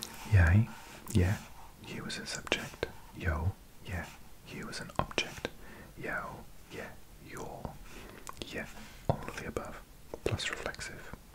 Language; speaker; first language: English; native; English